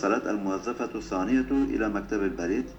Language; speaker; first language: Arabic; non-native, learner; Turkish